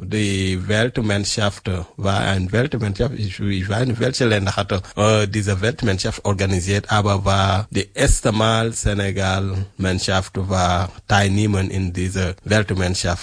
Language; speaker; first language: German; non-native, learner; French